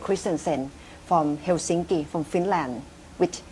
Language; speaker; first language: English; non-native, fluent; Thai